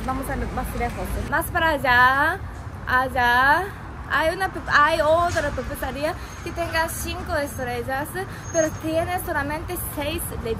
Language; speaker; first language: Spanish; non-native, learner; Japanese